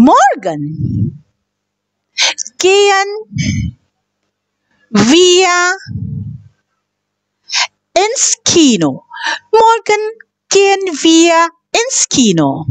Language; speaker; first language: German; non-native, fluent; Indonesian